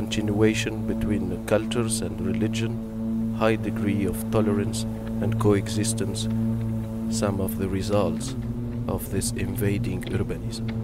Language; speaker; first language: English; non-native, fluent; Arabic